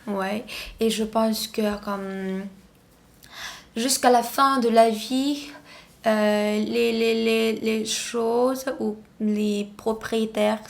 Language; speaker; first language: French; non-native, learner; Vietnamese